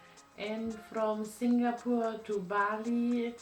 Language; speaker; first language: English; non-native, fluent; German